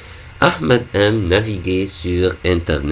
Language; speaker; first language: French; non-native, fluent; Arabic